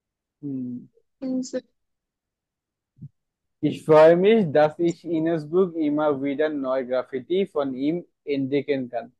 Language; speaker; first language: German; non-native, fluent; Bangla